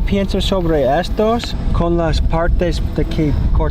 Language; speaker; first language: Spanish; non-native, learner; English